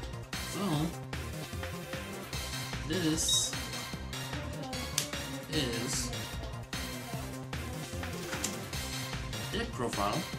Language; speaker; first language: English; native; English